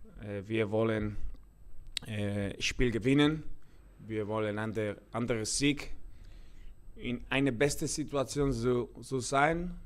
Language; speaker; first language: German; non-native, learner; Spanish